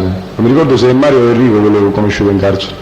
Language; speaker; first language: Italian; native; Italian